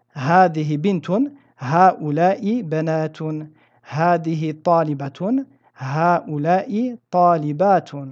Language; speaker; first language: Arabic; non-native, fluent; French